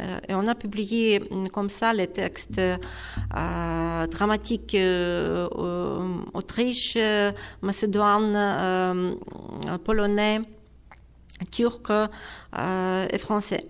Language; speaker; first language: French; non-native, fluent; Ukrainian